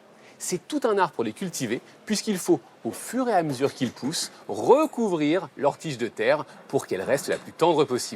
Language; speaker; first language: French; native; French